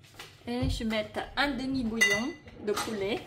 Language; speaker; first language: French; non-native, fluent; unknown